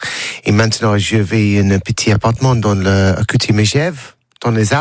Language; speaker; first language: French; non-native, learner; English